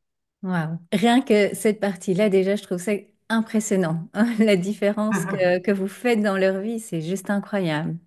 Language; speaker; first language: French; native; French